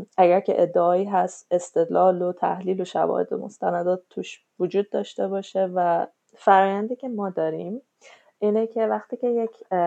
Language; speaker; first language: Persian; native; Persian